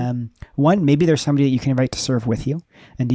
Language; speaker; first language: English; native; English